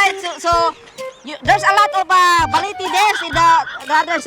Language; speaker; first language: English; non-native, learner; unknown